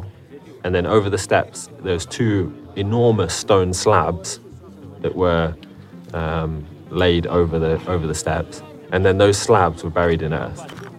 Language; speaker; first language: English; native; English